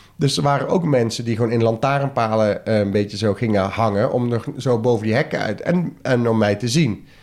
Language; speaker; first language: Dutch; native; Dutch